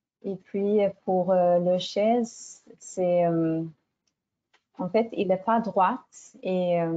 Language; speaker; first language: French; non-native, fluent; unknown